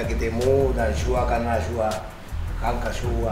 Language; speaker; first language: Indonesian; non-native, learner; Spanish